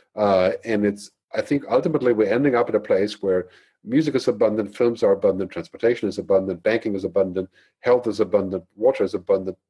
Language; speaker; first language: English; non-native, fluent; German